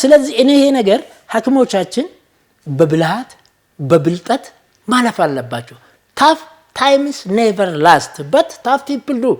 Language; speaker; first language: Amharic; non-native, local second language; Oromo